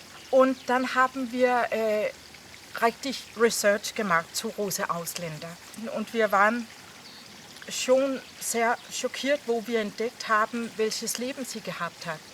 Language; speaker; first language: German; non-native, fluent; Danish